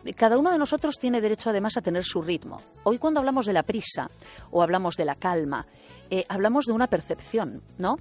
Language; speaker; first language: Spanish; native; Spanish